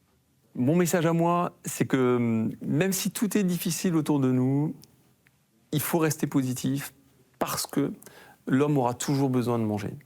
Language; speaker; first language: French; native; French